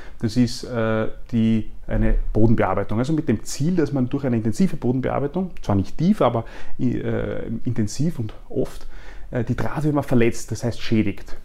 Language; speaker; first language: German; native; German